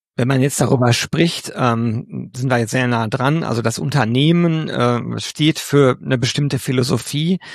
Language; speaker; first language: German; native; German